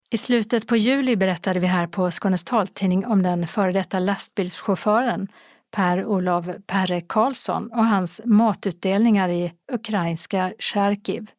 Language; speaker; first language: Swedish; native; Swedish